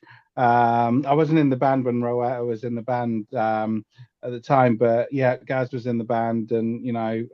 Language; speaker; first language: English; native; English